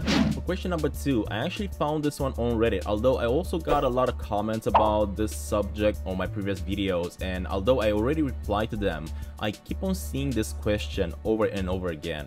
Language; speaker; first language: English; non-native, fluent; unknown